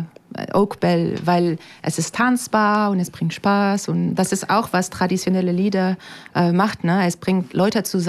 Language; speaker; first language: German; non-native, fluent; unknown